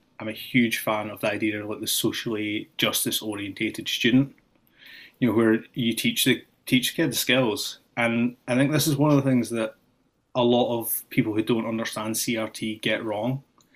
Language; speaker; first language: English; native; English